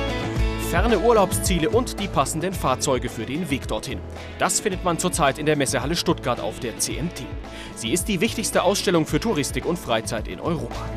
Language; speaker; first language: German; native; German